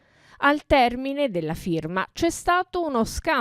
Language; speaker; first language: Italian; native; Italian